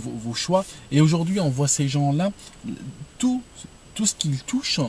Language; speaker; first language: French; non-native, local second language; Arabic